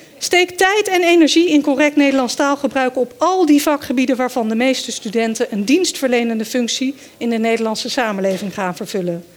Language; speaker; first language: Dutch; early bilingual, other home language; Danish